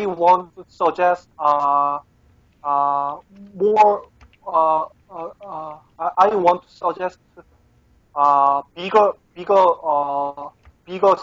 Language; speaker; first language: English; non-native, learner; Korean